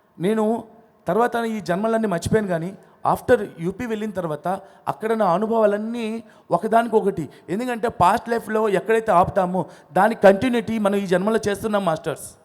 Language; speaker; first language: Telugu; non-native, local second language; Odia